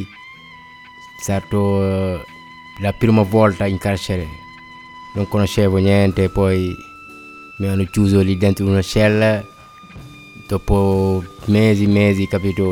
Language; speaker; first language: Italian; non-native, learner; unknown